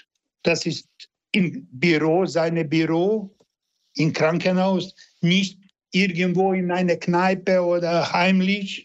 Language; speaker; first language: German; non-native, learner; Croatian